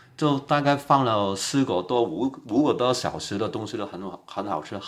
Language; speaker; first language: Chinese; non-native, local second language; Cantonese